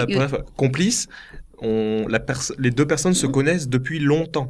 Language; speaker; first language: French; native; French